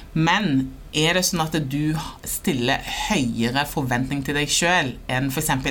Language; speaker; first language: Norwegian; early bilingual, other home language; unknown